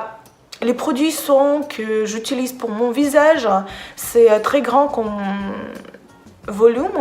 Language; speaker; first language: French; non-native, fluent; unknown